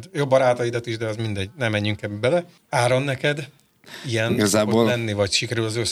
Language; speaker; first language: Hungarian; native; Hungarian